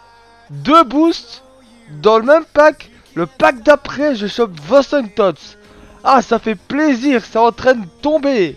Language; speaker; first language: French; native; French